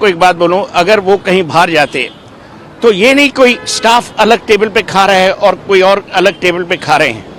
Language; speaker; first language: Hindi; native; Hindi